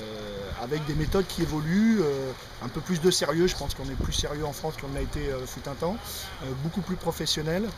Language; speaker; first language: French; native; French